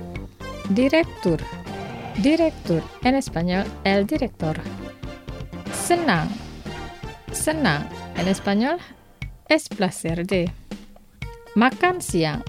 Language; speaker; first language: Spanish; non-native, fluent; Indonesian